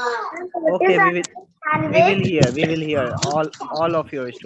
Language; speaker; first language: English; non-native, local second language; Hindi